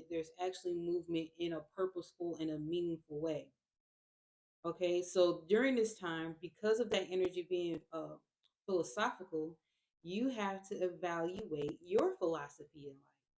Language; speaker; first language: English; native; English